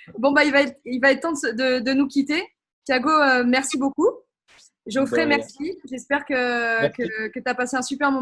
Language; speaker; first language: French; native; French